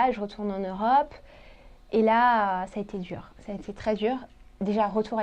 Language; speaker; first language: French; early bilingual, other home language; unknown